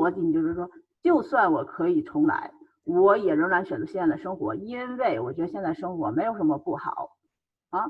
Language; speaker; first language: Chinese; native; Chinese